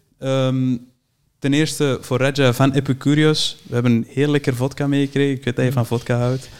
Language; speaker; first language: Dutch; native; Dutch